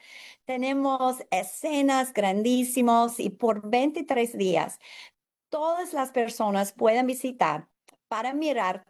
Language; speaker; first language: Spanish; non-native, fluent; English